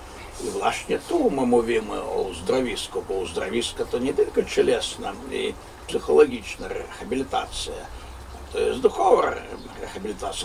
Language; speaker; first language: Polish; non-native, fluent; Russian